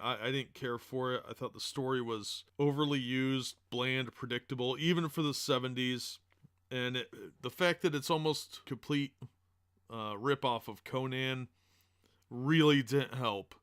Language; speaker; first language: English; native; English